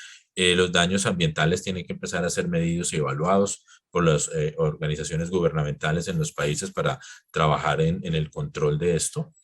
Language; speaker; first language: Spanish; native; Spanish